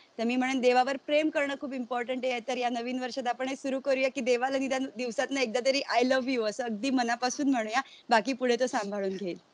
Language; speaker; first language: Marathi; native; Marathi